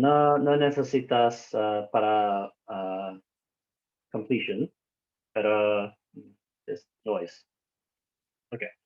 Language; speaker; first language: Spanish; non-native, learner; English